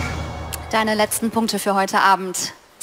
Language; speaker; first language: German; native; German